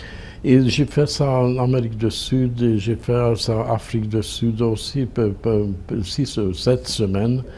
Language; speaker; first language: French; non-native, fluent; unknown